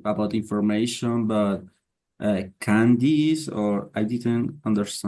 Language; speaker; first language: English; non-native, learner; Spanish